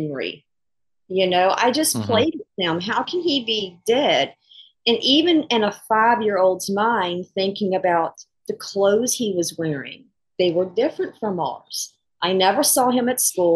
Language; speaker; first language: English; native; English